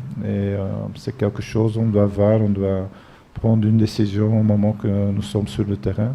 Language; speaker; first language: French; non-native, fluent; Dutch